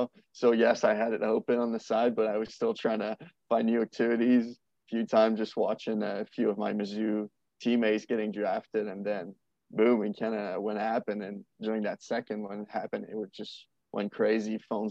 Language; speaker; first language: English; non-native, fluent; French